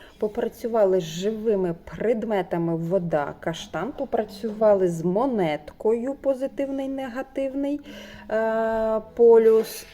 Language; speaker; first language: Ukrainian; non-native, local second language; Russian